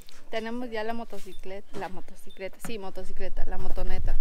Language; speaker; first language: Spanish; native; Spanish